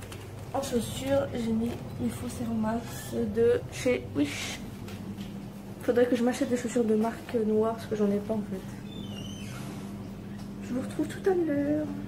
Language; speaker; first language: French; native; French